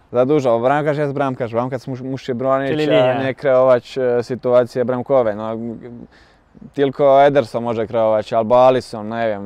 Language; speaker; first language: Polish; non-native, learner; Bosnian